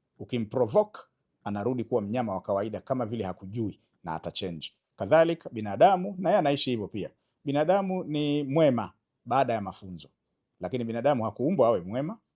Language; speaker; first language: Swahili; native; Swahili